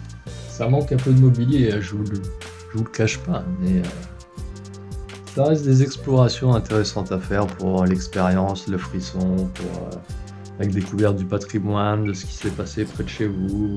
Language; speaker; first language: French; native; French